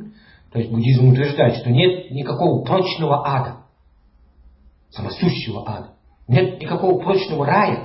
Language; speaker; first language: Russian; native; Russian